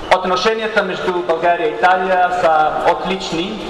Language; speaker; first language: Bulgarian; non-native, learner; Italian